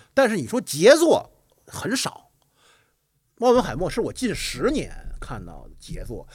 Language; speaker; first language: Chinese; native; Chinese